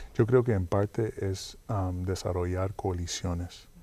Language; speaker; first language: Spanish; early bilingual, heritage; Spanish